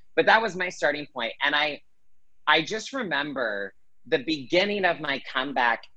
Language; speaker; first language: English; native; English